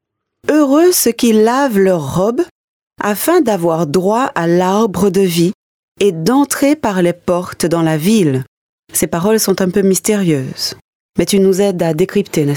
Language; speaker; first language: French; native; French